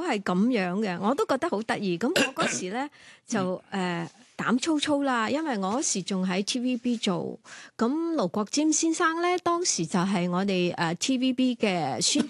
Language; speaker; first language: Cantonese; native; Cantonese